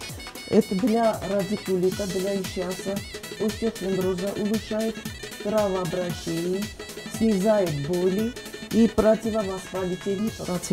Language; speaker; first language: Russian; non-native, local second language; Armenian